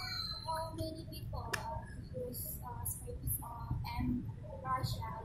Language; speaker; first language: English; non-native, learner; Indonesian